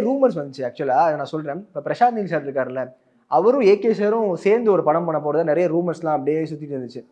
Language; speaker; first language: Tamil; native; Tamil